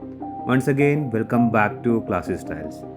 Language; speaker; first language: Malayalam; native; Malayalam